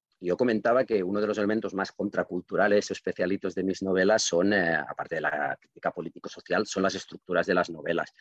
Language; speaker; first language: Spanish; non-native, local second language; Catalan